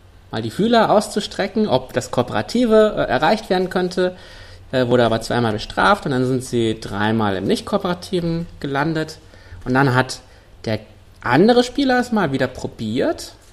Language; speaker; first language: German; non-native, fluent; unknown